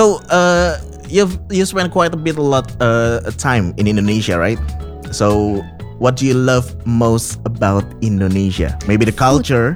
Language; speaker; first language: English; non-native, fluent; Indonesian